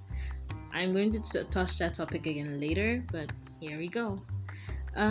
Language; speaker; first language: English; non-native, local second language; Yoruba